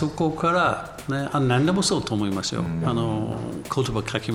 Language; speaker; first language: Japanese; non-native, learner; English